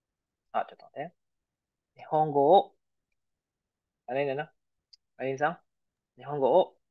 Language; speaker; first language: Japanese; non-native, fluent; Filipino